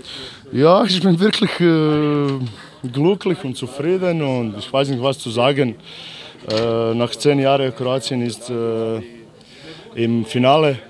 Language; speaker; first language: German; non-native, learner; Croatian